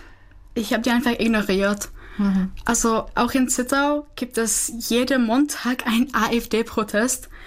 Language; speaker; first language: German; non-native, fluent; Czech